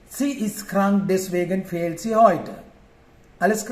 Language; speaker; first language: German; non-native, fluent; Sinhala